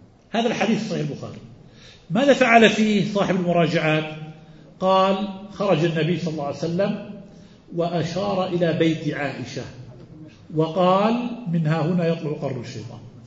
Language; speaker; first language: Arabic; native; Arabic